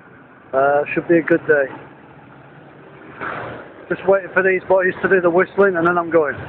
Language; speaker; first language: English; native; English